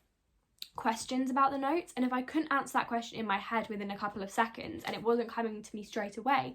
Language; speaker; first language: English; native; English